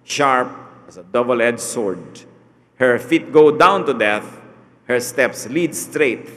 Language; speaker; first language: English; non-native, local second language; Filipino